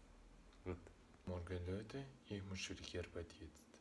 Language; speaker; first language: German; non-native, learner; Russian